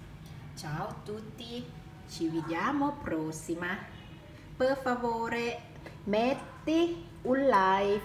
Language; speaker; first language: Italian; non-native, learner; Thai